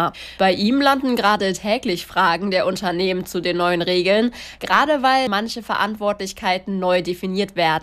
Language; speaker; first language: German; native; German